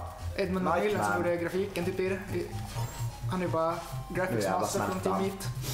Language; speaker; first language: Swedish; native; Swedish